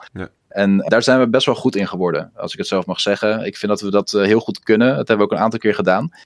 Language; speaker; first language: Dutch; early bilingual, other home language; Russian